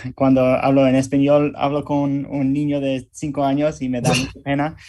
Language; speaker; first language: Spanish; early bilingual, other home language; English